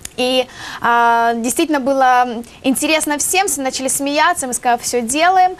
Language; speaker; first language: Russian; native; Russian